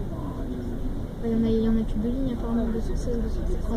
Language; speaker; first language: French; native; French